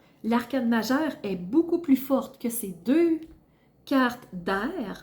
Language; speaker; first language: French; native; French